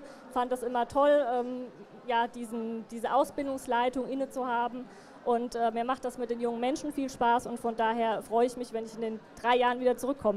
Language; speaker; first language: German; native; German